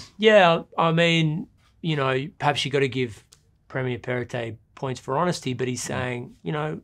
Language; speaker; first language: English; native; English